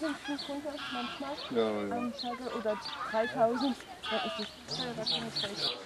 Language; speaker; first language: German; non-native, learner; French